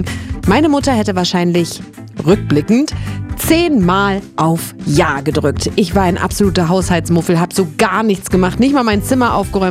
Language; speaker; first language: German; native; German